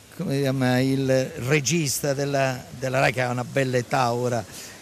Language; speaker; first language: Italian; native; Italian